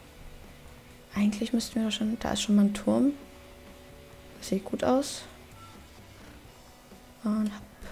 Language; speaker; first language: German; native; German